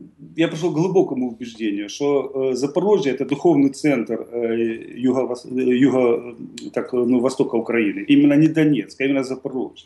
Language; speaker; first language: Russian; native; Russian